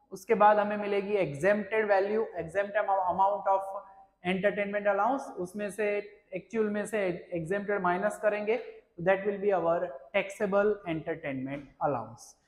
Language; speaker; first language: Hindi; non-native, local second language; Gujarati